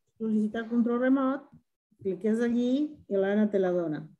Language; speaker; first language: Catalan; non-native, fluent; Spanish